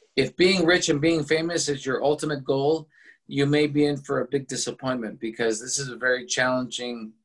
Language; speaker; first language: English; early bilingual, other home language; Spanish